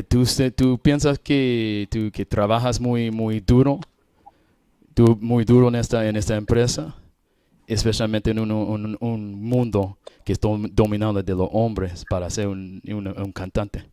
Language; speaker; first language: Spanish; non-native, learner; English